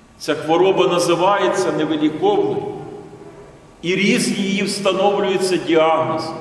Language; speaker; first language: Ukrainian; native; Ukrainian